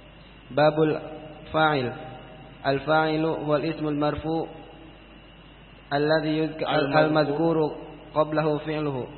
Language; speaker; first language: Arabic; non-native, learner; Indonesian